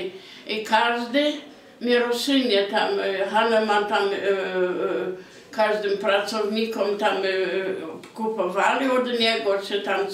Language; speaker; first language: Polish; non-native, local second language; Kashubian